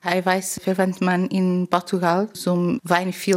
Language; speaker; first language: German; non-native, learner; Portuguese